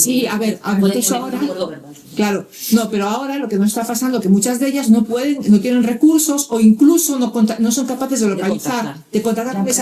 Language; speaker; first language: Spanish; native; Spanish